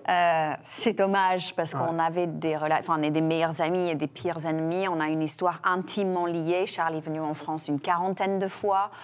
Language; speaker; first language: French; non-native, fluent; English